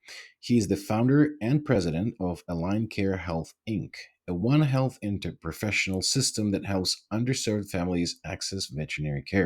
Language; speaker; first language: English; non-native, fluent; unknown